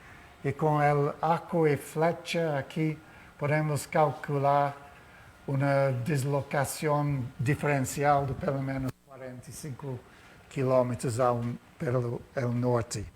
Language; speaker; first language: Portuguese; non-native, learner; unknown